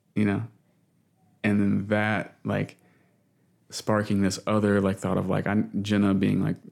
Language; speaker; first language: English; native; English